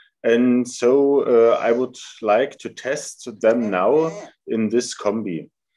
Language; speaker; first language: English; non-native, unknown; German